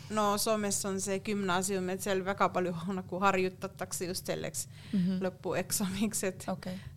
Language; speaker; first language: Estonian; non-native, fluent; Finnish